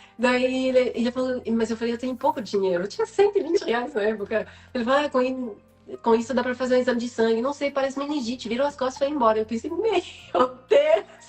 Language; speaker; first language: Portuguese; non-native, fluent; French